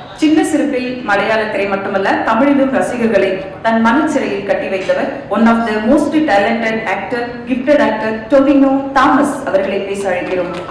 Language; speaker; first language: Tamil; native; Tamil